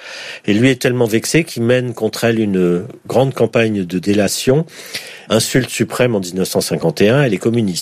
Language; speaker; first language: French; native; French